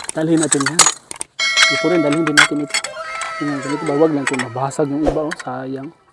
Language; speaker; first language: Filipino; non-native, local second language; Cebuano